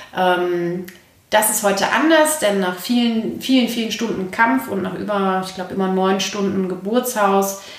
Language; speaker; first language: German; native; German